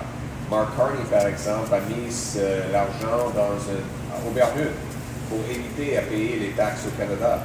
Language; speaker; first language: French; non-native, local second language; English